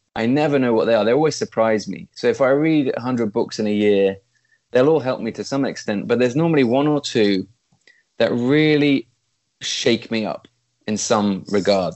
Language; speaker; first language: English; native; English